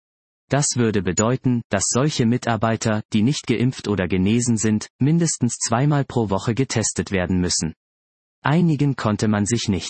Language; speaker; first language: German; native; German